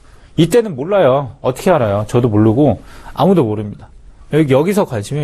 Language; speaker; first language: Korean; native; Korean